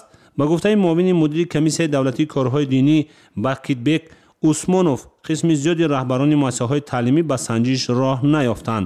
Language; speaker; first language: Tajik; native; Tajik